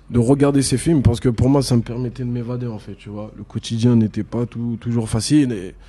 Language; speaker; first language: French; native; French